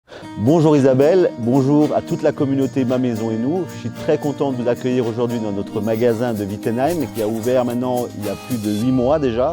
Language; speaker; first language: French; native; French